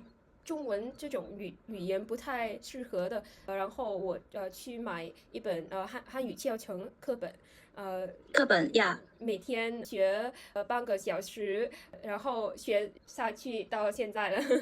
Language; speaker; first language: Chinese; non-native, fluent; Vietnamese